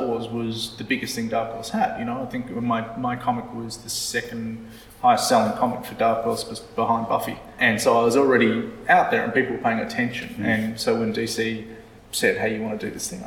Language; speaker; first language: English; native; English